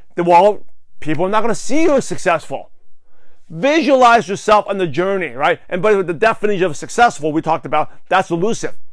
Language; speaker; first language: English; native; English